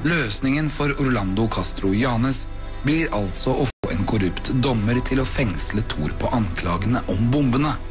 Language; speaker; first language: Norwegian; native; Norwegian